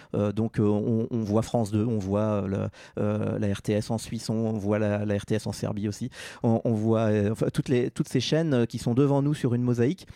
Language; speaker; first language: French; native; French